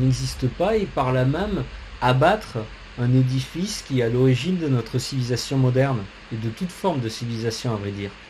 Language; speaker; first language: French; native; French